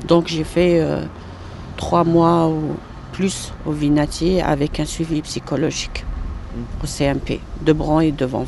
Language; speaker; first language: French; non-native, local second language; Arabic